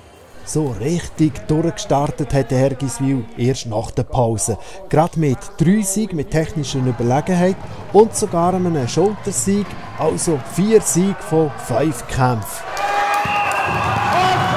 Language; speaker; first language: German; native; German